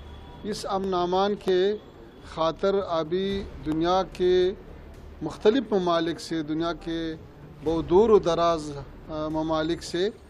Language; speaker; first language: Hindi; non-native, fluent; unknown